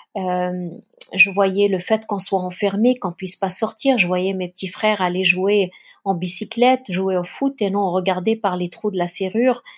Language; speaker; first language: French; non-native, local second language; Kabyle